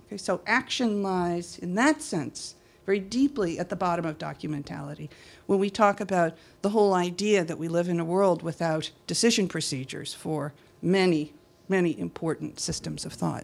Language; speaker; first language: English; native; English